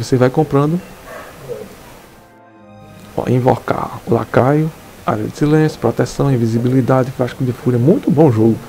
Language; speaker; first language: Portuguese; native; Portuguese